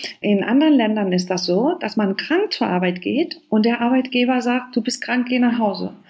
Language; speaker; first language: German; non-native, fluent; Spanish